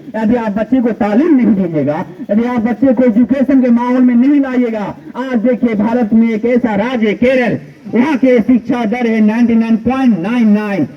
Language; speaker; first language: Hindi; native; Hindi